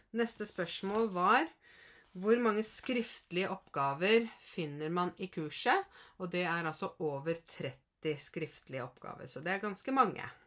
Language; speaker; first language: Norwegian; native; Norwegian